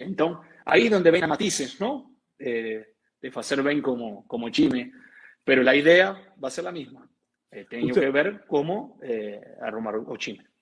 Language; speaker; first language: Portuguese; non-native, learner; Spanish